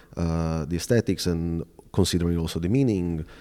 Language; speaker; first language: English; non-native, fluent; Italian